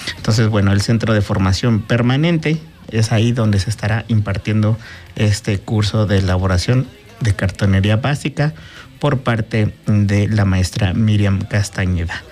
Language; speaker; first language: Spanish; native; Spanish